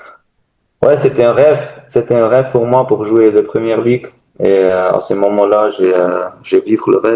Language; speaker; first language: French; non-native, learner; German